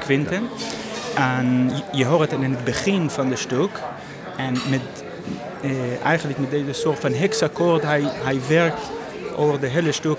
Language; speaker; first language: Dutch; non-native, learner; Hebrew